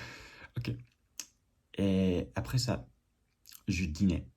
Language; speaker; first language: French; non-native, learner; English